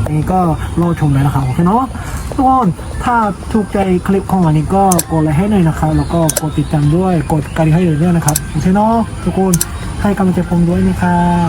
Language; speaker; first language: Thai; non-native, fluent; Korean